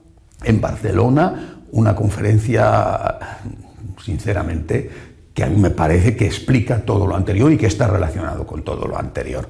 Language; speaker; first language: Spanish; native; Spanish